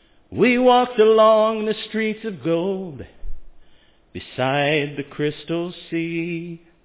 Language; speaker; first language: English; native; English